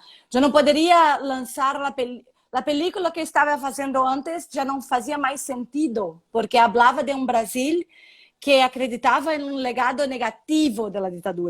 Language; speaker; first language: Spanish; non-native, learner; Portuguese